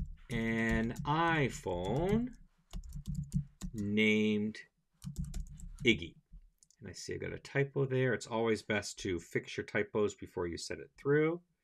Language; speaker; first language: English; native; English